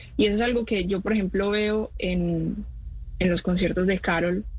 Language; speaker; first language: Spanish; native; Spanish